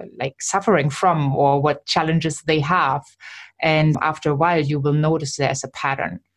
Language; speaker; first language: English; non-native, fluent; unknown